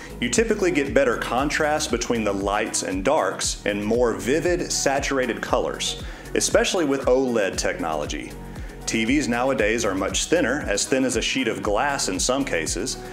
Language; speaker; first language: English; native; English